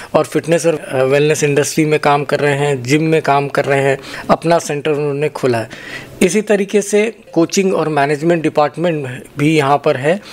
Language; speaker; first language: Hindi; native; Hindi